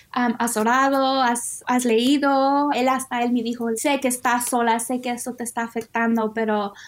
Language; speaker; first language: Spanish; early bilingual, heritage; Spanish